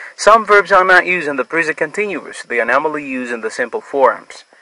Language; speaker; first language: English; non-native, fluent; Haitian Creole